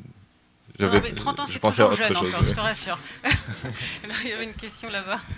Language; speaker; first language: French; native; French